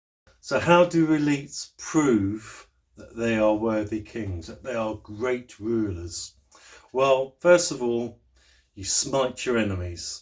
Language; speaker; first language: English; native; English